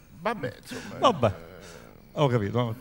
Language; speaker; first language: Italian; native; Italian